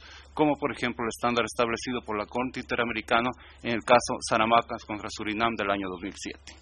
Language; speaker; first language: Spanish; native; Spanish